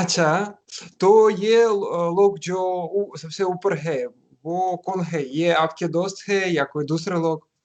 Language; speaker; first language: Hindi; non-native, learner; Russian